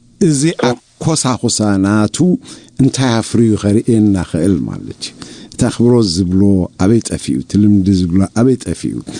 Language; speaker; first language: Tigrinya; native; Tigrinya